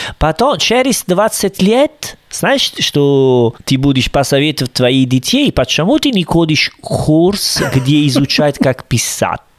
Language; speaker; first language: Russian; non-native, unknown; Italian